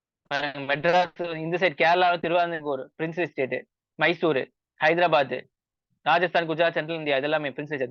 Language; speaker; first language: Tamil; native; Tamil